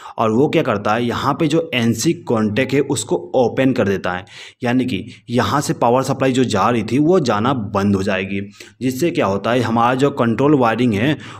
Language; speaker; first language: Hindi; native; Hindi